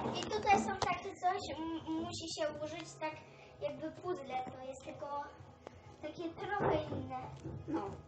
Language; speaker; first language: Polish; early bilingual, heritage; Polish